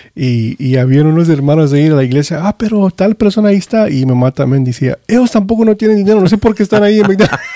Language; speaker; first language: Spanish; early bilingual, heritage; Spanish